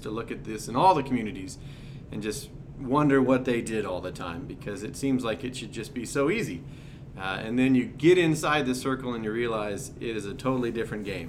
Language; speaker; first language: English; native; English